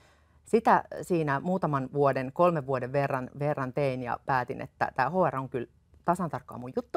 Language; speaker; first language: Finnish; native; Finnish